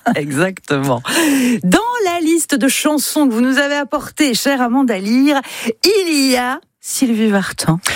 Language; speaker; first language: French; native; French